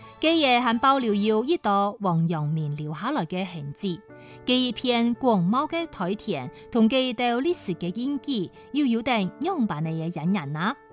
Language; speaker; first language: Chinese; non-native, local second language; Cantonese